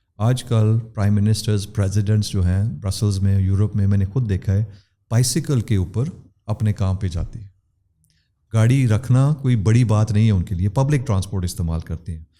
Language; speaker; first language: Urdu; non-native, local second language; Pahari-Potwari